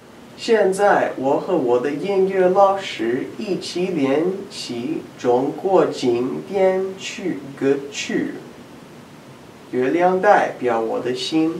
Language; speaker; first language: Chinese; non-native, learner; English